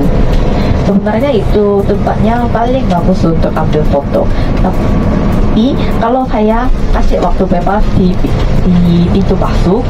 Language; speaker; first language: Indonesian; non-native, fluent; Korean